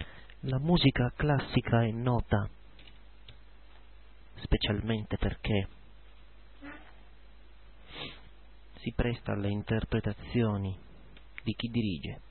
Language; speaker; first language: Italian; native; Italian